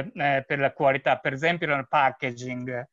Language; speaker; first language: Italian; non-native, learner; Japanese